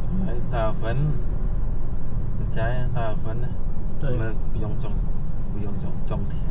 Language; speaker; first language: Chinese; non-native, learner; Vietnamese